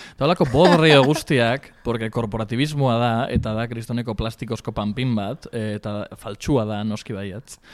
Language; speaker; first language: Basque; non-native, local second language; Spanish